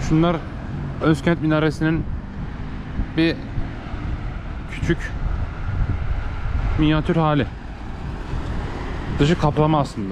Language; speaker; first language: Turkish; native; Turkish